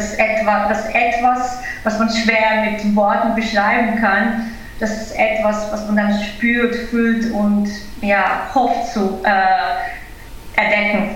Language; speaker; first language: German; non-native, fluent; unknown